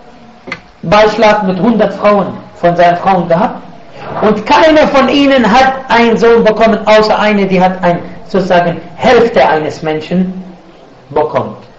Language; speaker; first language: German; non-native, fluent; Arabic